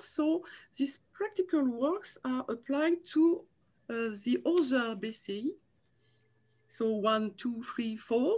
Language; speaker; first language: English; non-native, learner; French